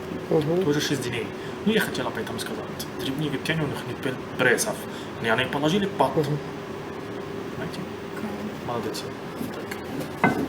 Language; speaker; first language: Russian; non-native, learner; Arabic